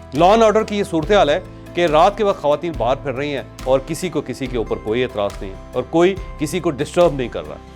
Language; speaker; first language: Urdu; non-native, local second language; Punjabi